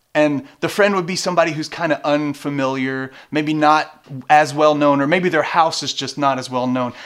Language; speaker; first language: English; native; English